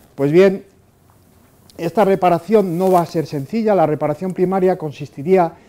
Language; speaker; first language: Spanish; native; Spanish